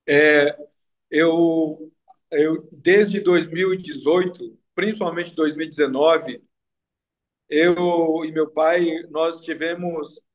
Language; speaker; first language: Portuguese; non-native, local second language; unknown